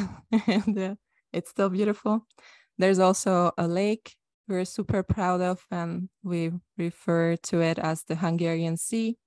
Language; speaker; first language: English; non-native, fluent; Hungarian